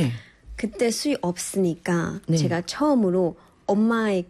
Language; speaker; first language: Korean; non-native, fluent; Chinese